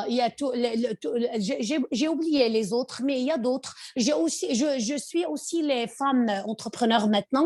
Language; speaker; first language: French; non-native, local second language; Arabic